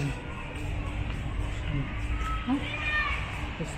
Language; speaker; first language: English; non-native, learner; Korean